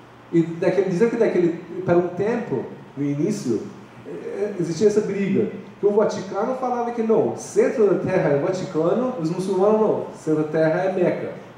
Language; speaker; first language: Portuguese; non-native, fluent; Persian